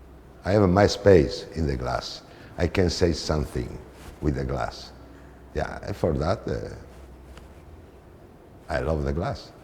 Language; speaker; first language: English; non-native, fluent; Italian